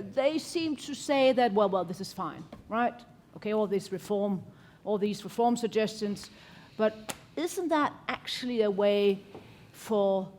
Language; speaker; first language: English; non-native, fluent; Danish